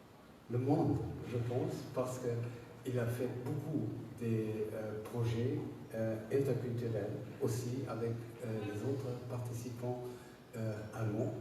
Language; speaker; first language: French; non-native, learner; German